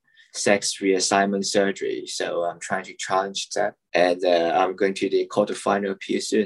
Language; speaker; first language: English; non-native, local second language; Cantonese